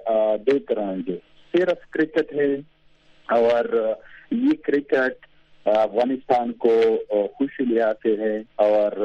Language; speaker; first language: Hindi; non-native, fluent; Pashto